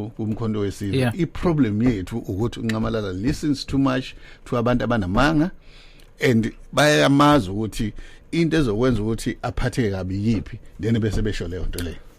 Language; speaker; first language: Zulu; native; Zulu